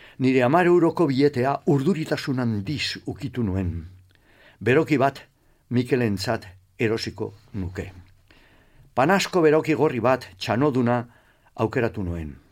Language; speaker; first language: Basque; non-native, local second language; Spanish